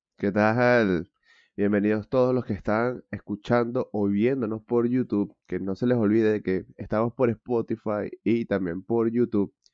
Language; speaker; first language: Spanish; native; Spanish